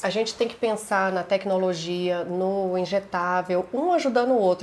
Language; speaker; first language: Portuguese; native; Portuguese